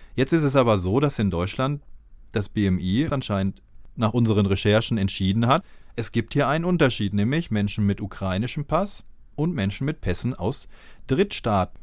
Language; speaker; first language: German; native; German